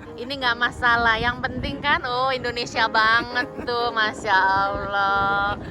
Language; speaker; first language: Indonesian; native; Indonesian